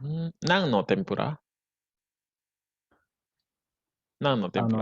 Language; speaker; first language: Japanese; non-native, fluent; Indonesian